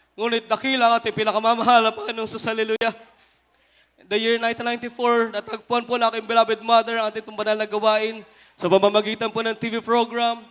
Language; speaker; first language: Filipino; native; Filipino